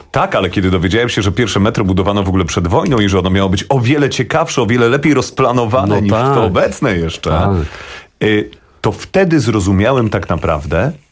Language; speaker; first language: Polish; native; Polish